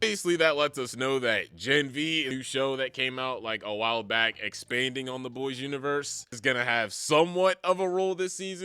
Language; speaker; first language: English; native; English